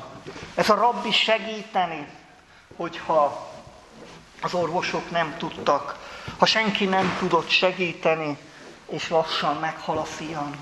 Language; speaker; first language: Hungarian; native; Hungarian